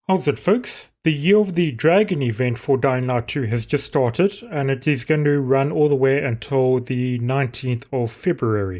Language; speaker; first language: English; native; English